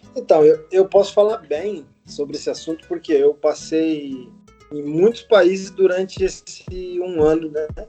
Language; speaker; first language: Portuguese; native; Portuguese